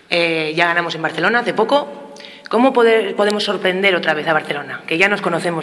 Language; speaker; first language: Spanish; native; Spanish